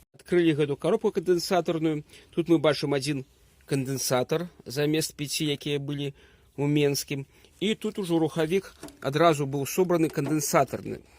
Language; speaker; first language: Belarusian; native; Belarusian